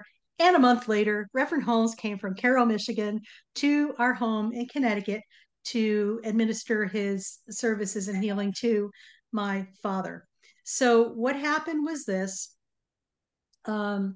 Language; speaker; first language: English; native; English